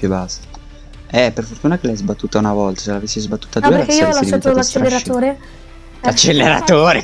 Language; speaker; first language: Italian; native; Italian